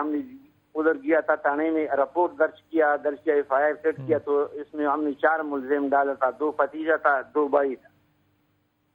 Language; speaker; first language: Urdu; non-native, local second language; Pashto